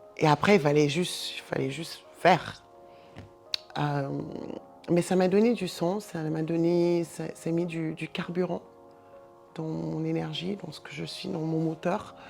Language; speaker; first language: French; native; French